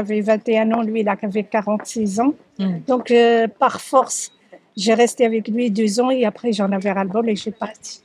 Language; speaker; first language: French; early bilingual, other home language; Arabic